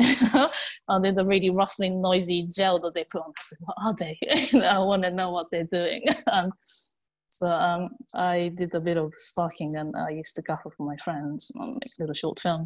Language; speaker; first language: English; non-native, fluent; Japanese